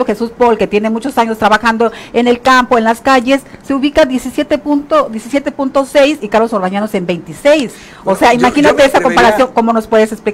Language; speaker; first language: Spanish; native; Spanish